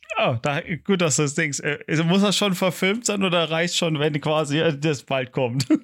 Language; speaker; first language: German; native; German